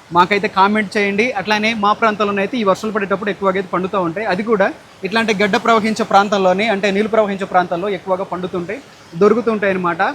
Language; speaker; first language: Telugu; native; Telugu